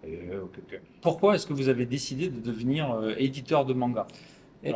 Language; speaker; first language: French; native; French